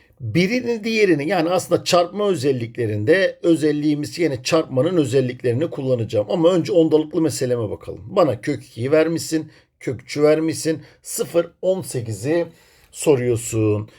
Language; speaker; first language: Turkish; native; Turkish